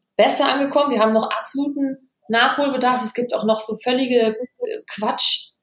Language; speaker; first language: German; native; German